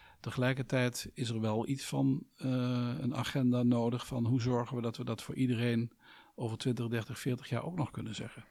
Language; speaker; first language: Dutch; native; Dutch